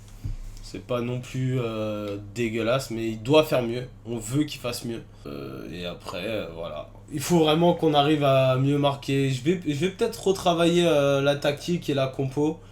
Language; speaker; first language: French; native; French